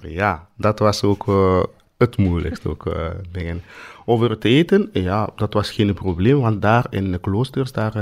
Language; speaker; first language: Dutch; non-native, fluent; Swahili